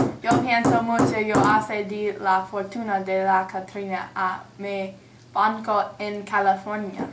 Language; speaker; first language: Spanish; non-native, learner; English